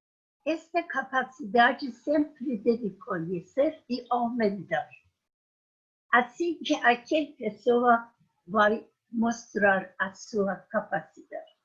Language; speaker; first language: Portuguese; non-native, fluent; Persian